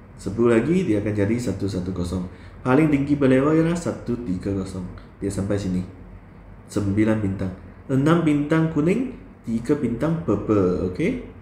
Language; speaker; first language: Malay; non-native, local second language; Chinese